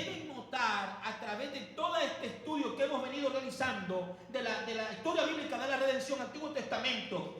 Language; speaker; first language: Spanish; native; Spanish